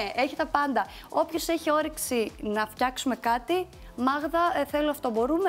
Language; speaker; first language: Greek; native; Greek